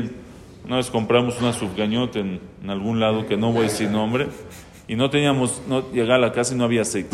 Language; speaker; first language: Spanish; native; Spanish